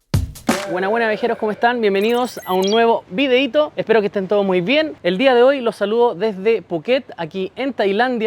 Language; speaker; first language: Spanish; native; Spanish